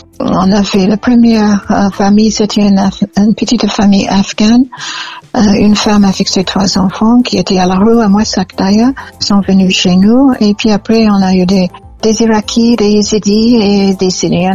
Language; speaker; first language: French; non-native, fluent; English